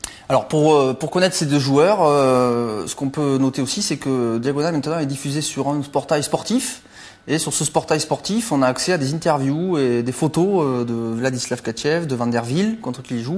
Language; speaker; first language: French; native; French